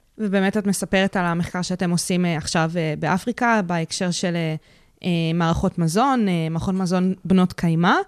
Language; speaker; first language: Hebrew; native; Hebrew